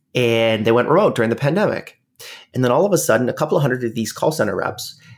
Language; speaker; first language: English; native; English